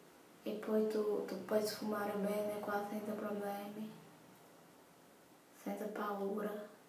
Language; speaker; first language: Italian; non-native, fluent; Portuguese